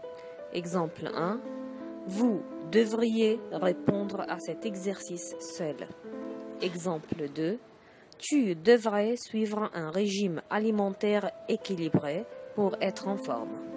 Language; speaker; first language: French; non-native, fluent; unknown